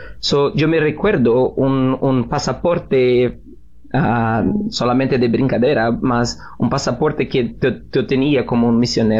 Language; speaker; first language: Spanish; non-native, learner; Portuguese